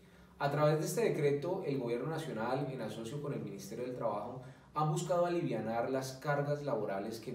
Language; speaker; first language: Spanish; native; Spanish